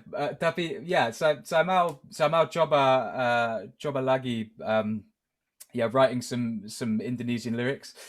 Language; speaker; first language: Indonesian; non-native, learner; English